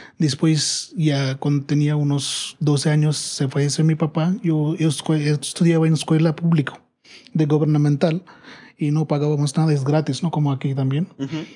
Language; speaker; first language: Spanish; non-native, learner; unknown